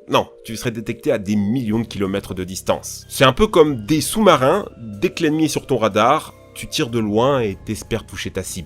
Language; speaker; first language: French; native; French